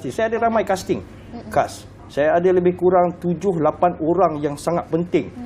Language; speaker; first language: Malay; native; Malay